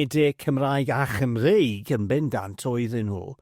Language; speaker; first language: Welsh; non-native, fluent; English